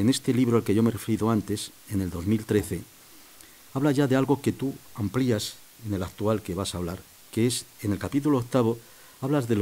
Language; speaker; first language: Spanish; native; Spanish